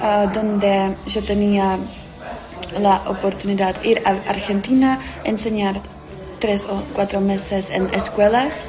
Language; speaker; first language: Spanish; non-native, fluent; Czech